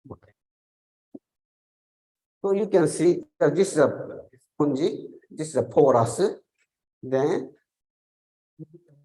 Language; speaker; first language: English; non-native, learner; Japanese